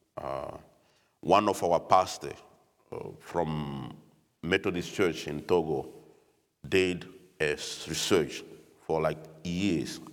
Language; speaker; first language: English; non-native, fluent; French